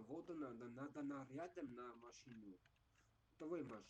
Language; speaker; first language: Russian; non-native, learner; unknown